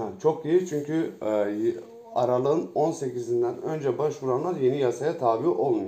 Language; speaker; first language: Turkish; native; Turkish